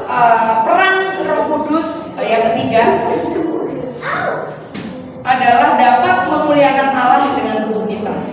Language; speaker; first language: Indonesian; native; Indonesian